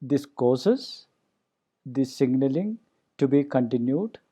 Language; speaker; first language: English; non-native, local second language; Malayalam